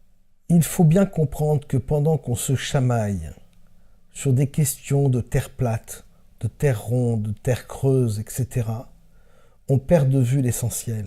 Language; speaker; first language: French; native; French